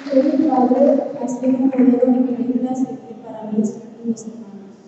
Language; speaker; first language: Spanish; early bilingual, heritage; Spanish